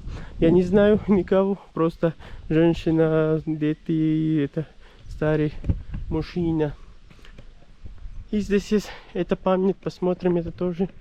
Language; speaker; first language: Russian; non-native, learner; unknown